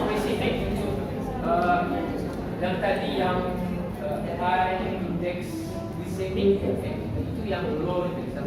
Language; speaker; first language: Indonesian; non-native, learner; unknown